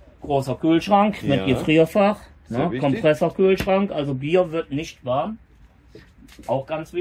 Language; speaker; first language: German; native; German